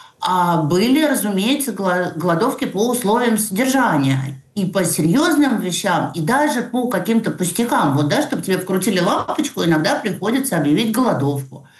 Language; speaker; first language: Russian; native; Russian